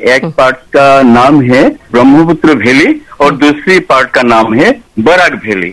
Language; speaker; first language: Hindi; non-native, local second language; Bangla